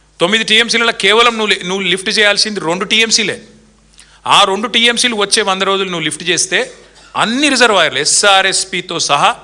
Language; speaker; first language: Telugu; native; Telugu